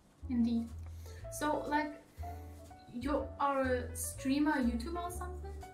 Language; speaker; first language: English; non-native, fluent; Russian